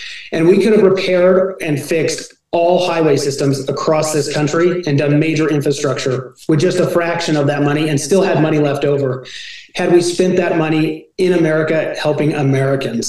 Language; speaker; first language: English; native; English